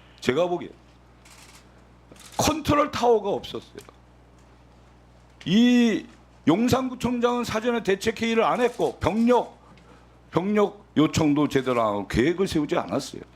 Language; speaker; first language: Korean; native; Korean